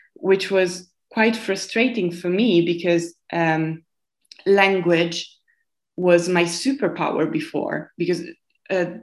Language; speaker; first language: English; non-native, fluent; Italian